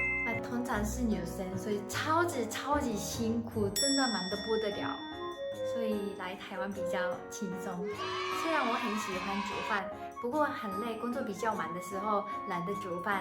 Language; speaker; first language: Chinese; non-native, fluent; Japanese